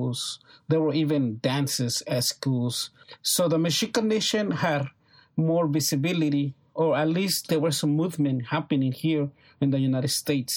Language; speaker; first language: English; non-native, fluent; Mixtepec Mixtec